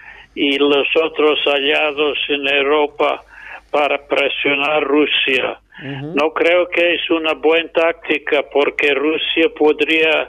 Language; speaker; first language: Spanish; non-native, fluent; English